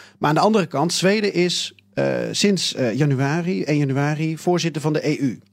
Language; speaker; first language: Dutch; native; Dutch